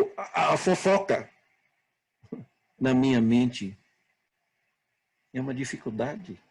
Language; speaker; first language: Portuguese; non-native, fluent; English